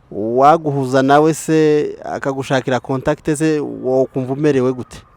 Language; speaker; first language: Kinyarwanda; native; Kinyarwanda